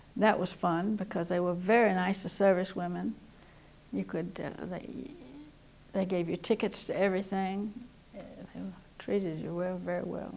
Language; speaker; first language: English; native; English